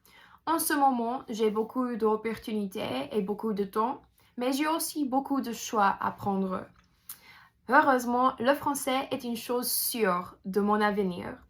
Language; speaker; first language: French; non-native, fluent; English